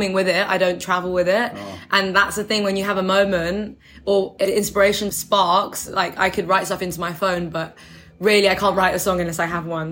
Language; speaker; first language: English; native; English